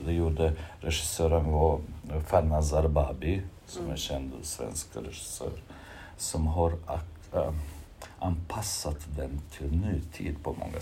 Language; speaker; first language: Swedish; non-native, fluent; Bosnian